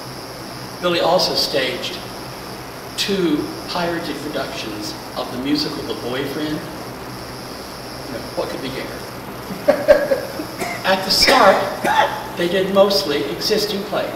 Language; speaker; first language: English; native; English